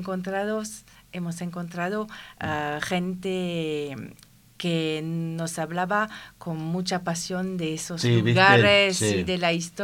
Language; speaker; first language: Spanish; non-native, learner; French